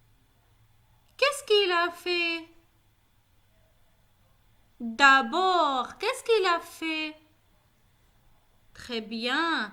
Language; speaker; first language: French; non-native, local second language; Arabic